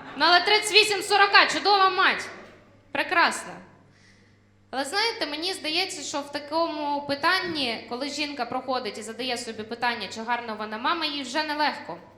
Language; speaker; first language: Ukrainian; non-native, local second language; Russian